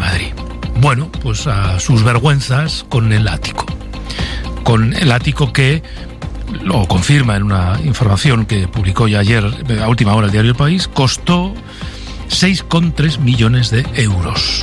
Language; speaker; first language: Spanish; native; Spanish